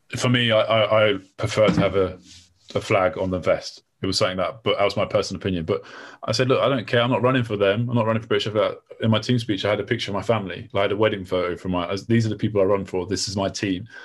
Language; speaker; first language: English; native; English